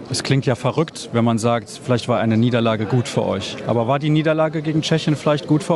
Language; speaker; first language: German; native; German